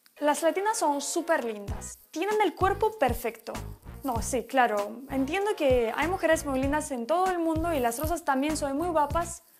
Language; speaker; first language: Spanish; non-native, fluent; Russian